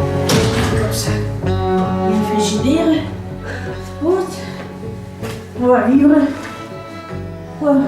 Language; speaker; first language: French; early bilingual, heritage; Russian